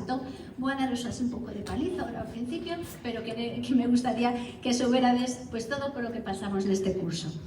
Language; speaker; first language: Galician; non-native, local second language; Spanish